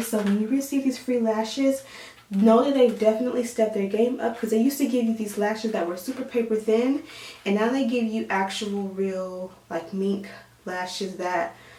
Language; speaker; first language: English; native; English